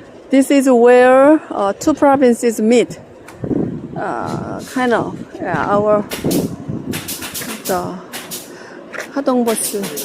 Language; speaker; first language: English; non-native, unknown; Korean